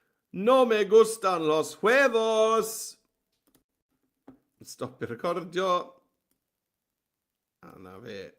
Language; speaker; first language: Spanish; non-native, learner; Welsh